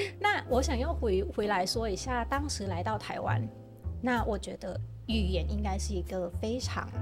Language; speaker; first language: Chinese; non-native, fluent; Thai